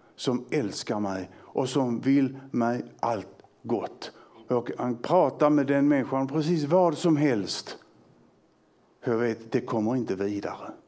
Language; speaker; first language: Swedish; native; Swedish